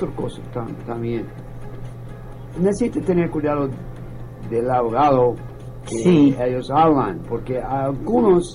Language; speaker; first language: Spanish; non-native, learner; English